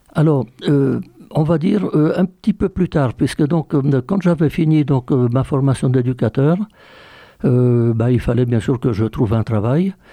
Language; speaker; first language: French; early bilingual, other home language; Polish